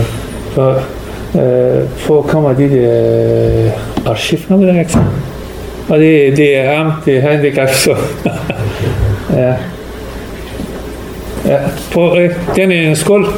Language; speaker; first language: Danish; non-native, learner; Persian